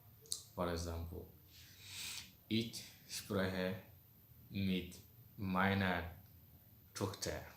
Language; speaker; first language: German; non-native, fluent; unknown